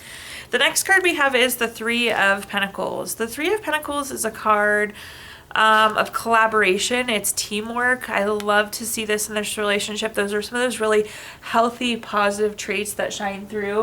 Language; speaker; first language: English; native; English